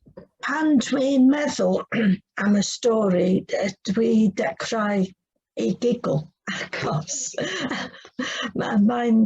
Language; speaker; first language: Welsh; non-native, learner; English